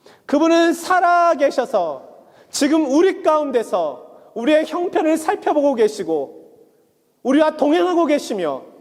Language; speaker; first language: Korean; native; Korean